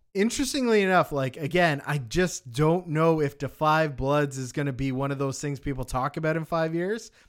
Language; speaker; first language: English; native; English